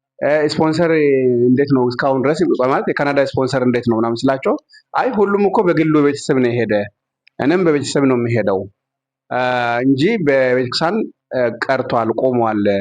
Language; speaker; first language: Amharic; non-native, local second language; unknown